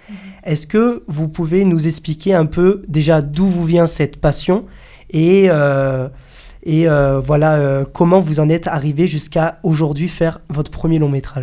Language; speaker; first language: French; native; French